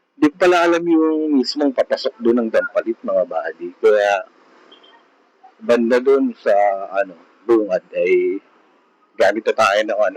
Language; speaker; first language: Filipino; native; Filipino